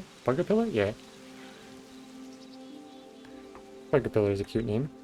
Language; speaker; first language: English; native; English